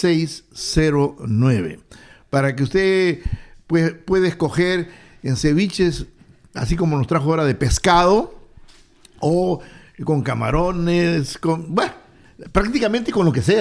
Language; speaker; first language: Spanish; native; Spanish